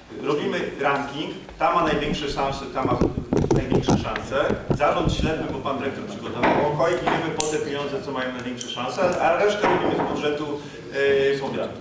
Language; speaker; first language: Polish; native; Polish